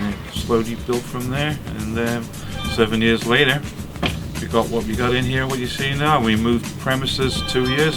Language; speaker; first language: English; non-native, fluent; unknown